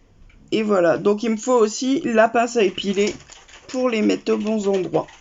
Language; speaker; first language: French; native; French